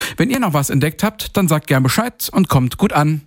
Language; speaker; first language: German; native; German